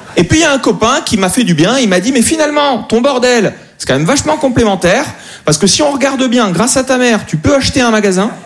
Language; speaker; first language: French; native; French